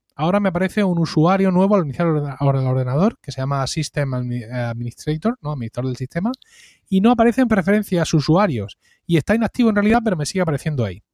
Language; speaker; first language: Spanish; native; Spanish